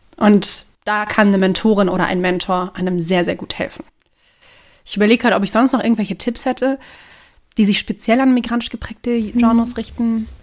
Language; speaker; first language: German; native; German